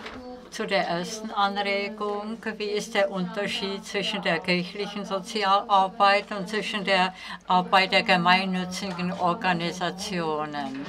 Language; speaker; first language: German; non-native, fluent; Czech